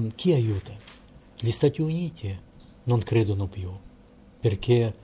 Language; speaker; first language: Italian; non-native, learner; Russian